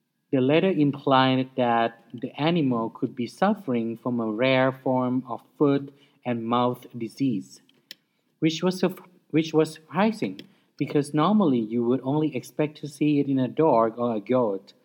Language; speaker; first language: English; non-native, fluent; Thai